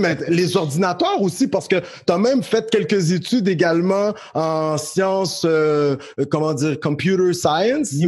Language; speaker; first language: French; native; French